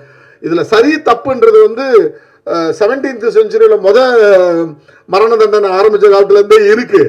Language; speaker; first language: Tamil; native; Tamil